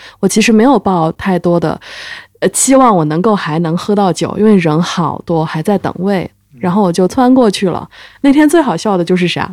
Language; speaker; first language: Chinese; native; Chinese